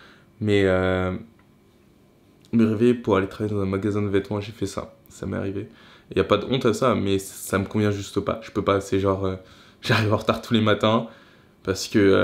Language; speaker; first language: French; native; French